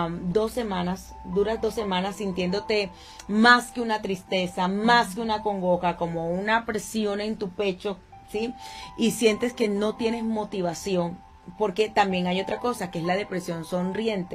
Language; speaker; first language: Spanish; native; Spanish